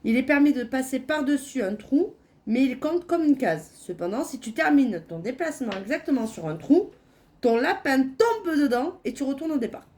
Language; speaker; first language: French; native; French